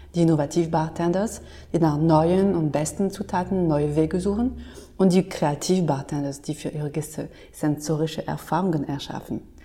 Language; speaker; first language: German; non-native, fluent; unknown